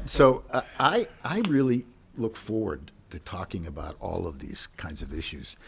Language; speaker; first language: English; native; English